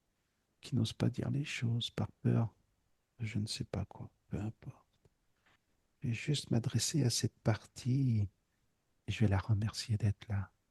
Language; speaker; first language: French; native; French